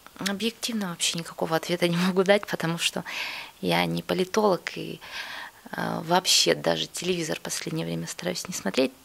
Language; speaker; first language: Russian; native; Russian